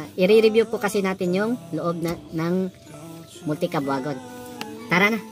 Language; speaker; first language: Filipino; non-native, local second language; Cebuano